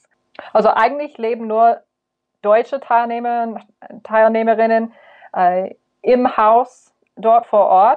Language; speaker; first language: German; non-native, fluent; English